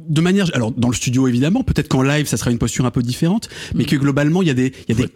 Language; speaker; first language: French; native; French